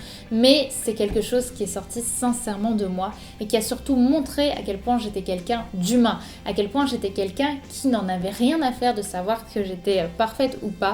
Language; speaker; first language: French; native; French